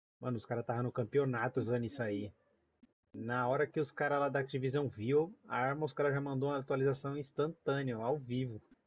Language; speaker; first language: Portuguese; native; Portuguese